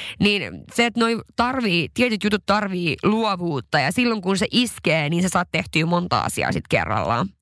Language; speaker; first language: Finnish; non-native, local second language; Swedish